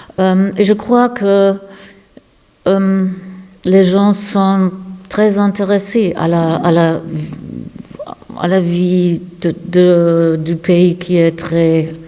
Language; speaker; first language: French; non-native, learner; German